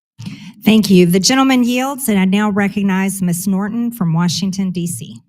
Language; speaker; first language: English; native; English